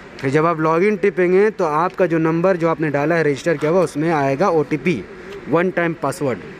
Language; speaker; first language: Hindi; native; Hindi